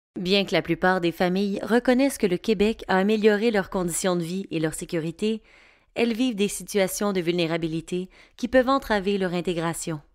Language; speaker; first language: French; native; French